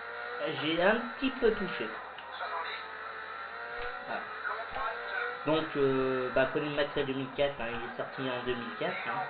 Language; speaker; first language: French; native; French